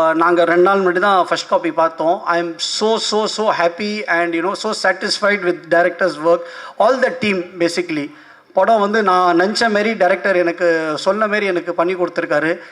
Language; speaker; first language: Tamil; non-native, local second language; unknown